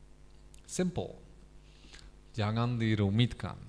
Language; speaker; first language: Indonesian; non-native, fluent; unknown